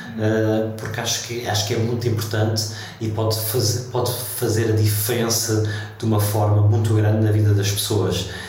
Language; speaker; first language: Portuguese; early bilingual, heritage; Portuguese